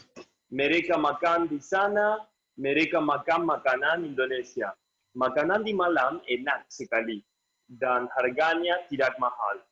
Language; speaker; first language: Indonesian; non-native, learner; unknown